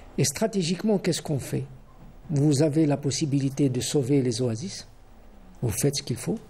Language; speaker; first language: French; non-native, local second language; Arabic